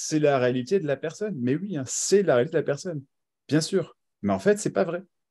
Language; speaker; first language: French; native; French